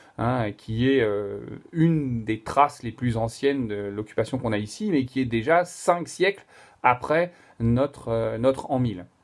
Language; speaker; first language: French; native; French